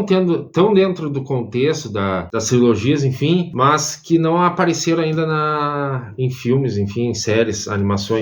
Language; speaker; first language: Portuguese; native; Portuguese